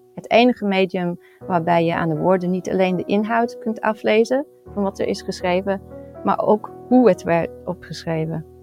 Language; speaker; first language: Dutch; non-native, fluent; English